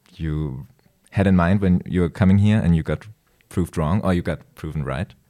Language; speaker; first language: English; non-native, fluent; German